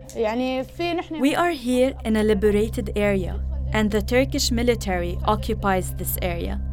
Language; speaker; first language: English; early bilingual, other home language; Arabic